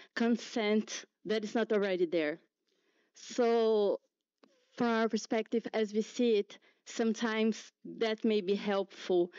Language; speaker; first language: English; non-native, fluent; Portuguese